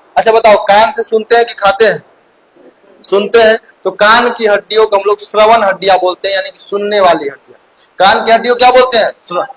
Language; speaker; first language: Hindi; native; Hindi